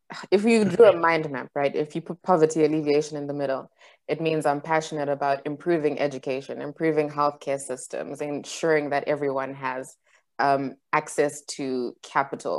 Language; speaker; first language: English; non-native, local second language; Shona